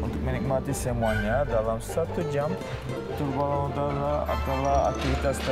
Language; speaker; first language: Indonesian; non-native, fluent; Turkish